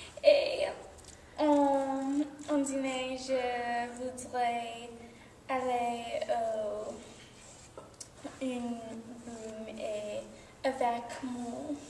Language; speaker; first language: French; non-native, learner; English